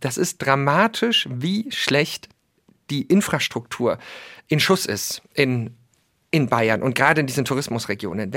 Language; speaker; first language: German; native; German